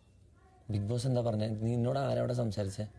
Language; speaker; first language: Malayalam; native; Malayalam